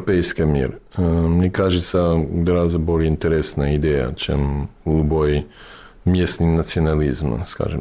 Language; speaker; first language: Russian; non-native, fluent; English